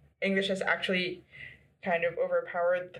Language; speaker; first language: English; non-native, local second language; Filipino